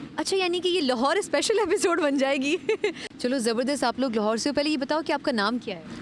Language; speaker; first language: Urdu; native; Urdu